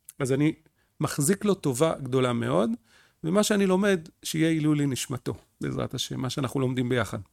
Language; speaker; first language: Hebrew; native; Hebrew